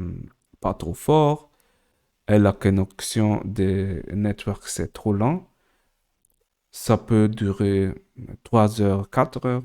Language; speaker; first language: French; non-native, learner; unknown